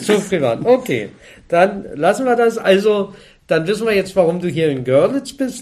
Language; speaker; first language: German; native; German